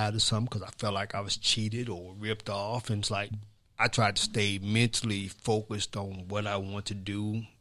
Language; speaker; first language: English; native; English